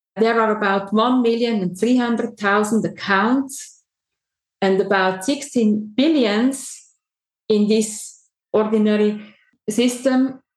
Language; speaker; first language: English; non-native, learner; German